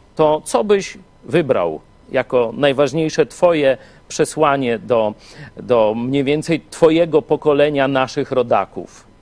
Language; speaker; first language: Polish; native; Polish